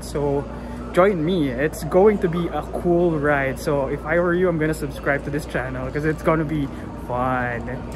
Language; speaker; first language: English; non-native, local second language; Filipino